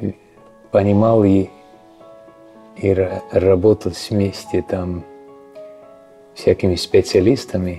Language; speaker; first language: Russian; non-native, local second language; Estonian